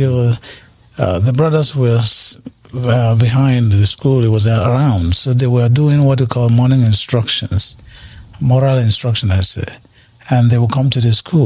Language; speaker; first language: English; non-native, local second language; Igbo